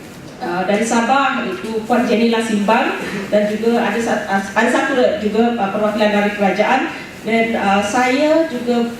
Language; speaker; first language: Malay; native; Malay